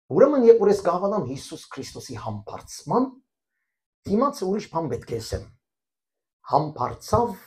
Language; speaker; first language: Armenian; early bilingual, heritage; Armenian